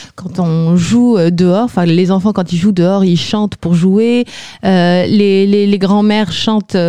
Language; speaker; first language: French; non-native, local second language; Kabyle